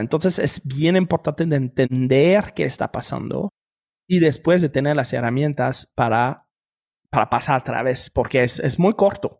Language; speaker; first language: Spanish; non-native, fluent; French